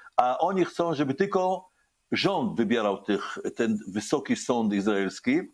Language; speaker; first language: Polish; early bilingual, heritage; Hebrew